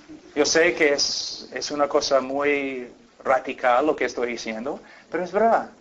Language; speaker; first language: Spanish; non-native, fluent; English